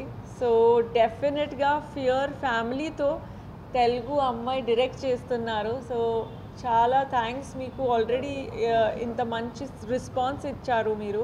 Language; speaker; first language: Telugu; non-native, fluent; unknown